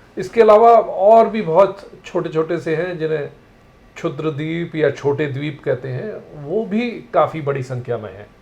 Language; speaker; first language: Hindi; native; Hindi